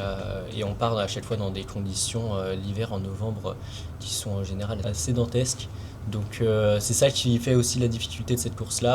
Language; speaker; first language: French; native; French